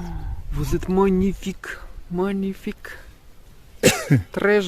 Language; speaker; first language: French; non-native, learner; Russian